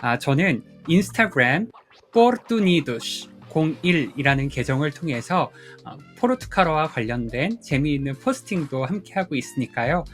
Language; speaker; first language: Korean; native; Korean